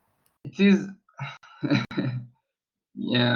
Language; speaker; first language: English; non-native, learner; Turkish